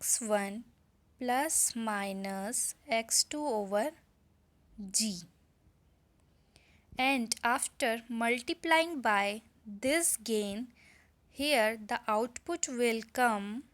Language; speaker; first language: English; non-native, local second language; Hindi